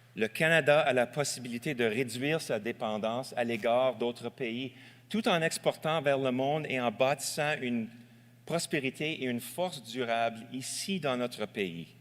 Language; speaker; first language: French; non-native, local second language; English